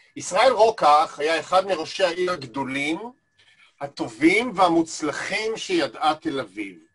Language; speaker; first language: Hebrew; native; Hebrew